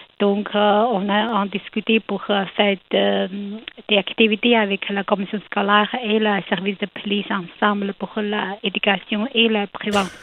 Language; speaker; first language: French; non-native, learner; Chinese